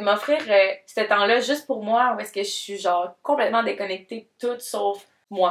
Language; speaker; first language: French; native; French